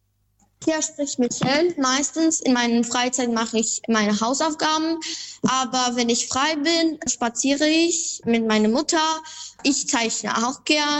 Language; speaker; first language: German; non-native, fluent; Albanian